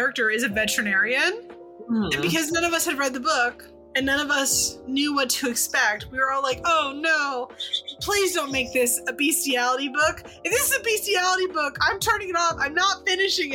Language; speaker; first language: English; native; English